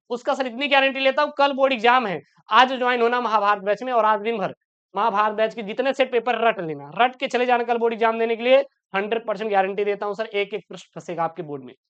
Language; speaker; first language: Hindi; native; Hindi